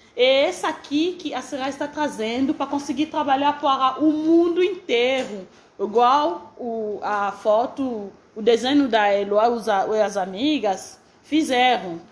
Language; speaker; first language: Portuguese; non-native, fluent; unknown